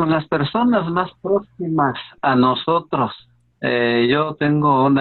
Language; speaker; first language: Spanish; native; Spanish